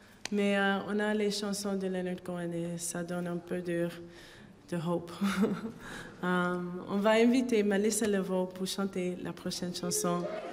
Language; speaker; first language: French; non-native, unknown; English